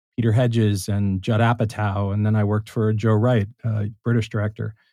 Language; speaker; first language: English; native; English